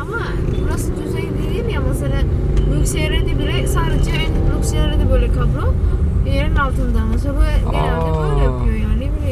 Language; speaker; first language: Turkish; non-native, learner; Indonesian